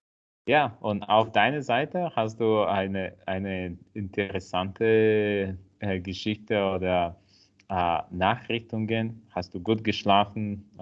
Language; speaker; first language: German; non-native, learner; Italian